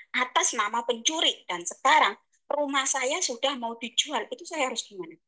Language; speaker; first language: Indonesian; native; Indonesian